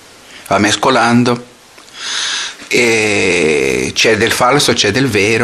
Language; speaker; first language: Italian; non-native, fluent; Portuguese